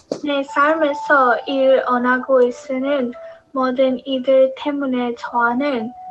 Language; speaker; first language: Korean; non-native, learner; English